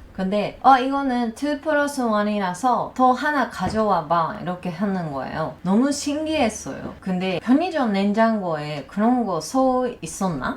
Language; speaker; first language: Korean; non-native, learner; Japanese